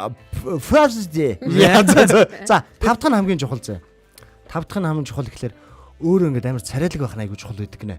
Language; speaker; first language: Mongolian; native; Mongolian